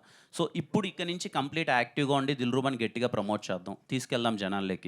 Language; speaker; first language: Telugu; native; Telugu